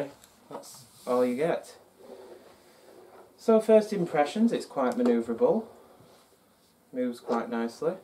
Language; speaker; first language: English; native; English